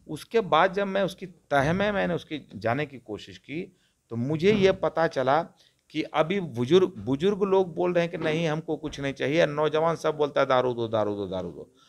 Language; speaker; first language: Hindi; non-native, local second language; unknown